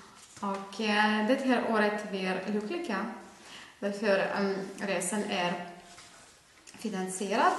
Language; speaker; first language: Swedish; non-native, fluent; Ukrainian